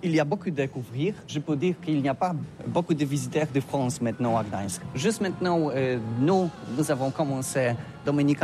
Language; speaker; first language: French; non-native, learner; Polish